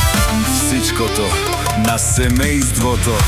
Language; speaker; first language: Bulgarian; non-native, local second language; Romany